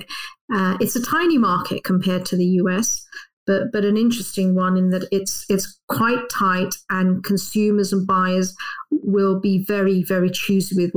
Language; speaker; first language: English; native; English